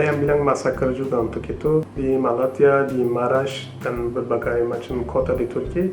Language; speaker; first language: Indonesian; non-native, fluent; Turkish